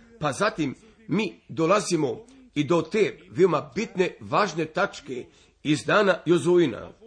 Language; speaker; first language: Serbian; early bilingual, heritage; Serbian